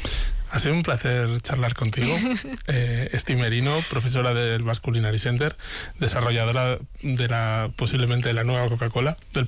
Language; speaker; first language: Spanish; native; Spanish